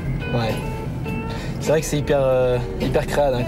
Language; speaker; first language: French; native; French